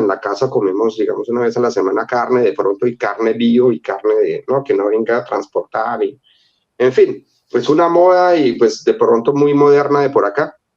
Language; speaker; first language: Spanish; native; Spanish